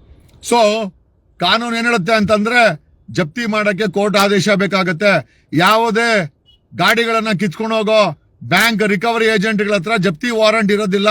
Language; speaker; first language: Kannada; native; Kannada